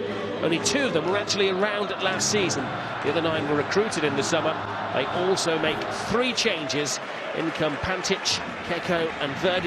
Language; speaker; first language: English; native; English